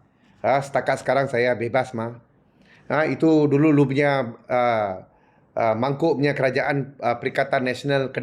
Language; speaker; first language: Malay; non-native, local second language; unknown